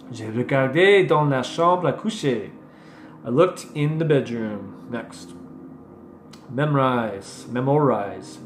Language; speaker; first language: French; non-native, learner; English